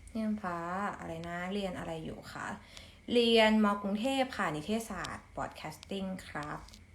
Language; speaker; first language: Thai; native; Thai